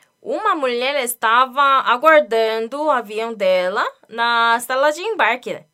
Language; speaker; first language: Portuguese; non-native, fluent; Korean